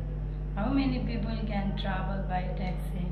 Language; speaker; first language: English; non-native, learner; Nepali